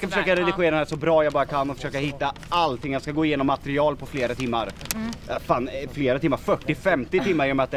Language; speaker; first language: Swedish; native; Swedish